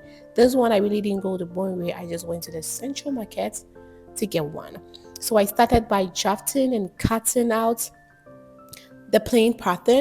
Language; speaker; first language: English; non-native, local second language; Akan